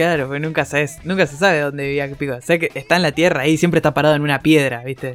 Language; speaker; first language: Spanish; native; Spanish